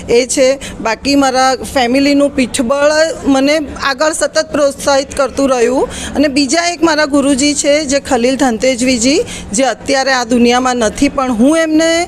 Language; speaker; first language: Gujarati; native; Gujarati